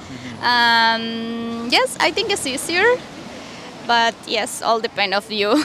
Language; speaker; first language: English; non-native, learner; Spanish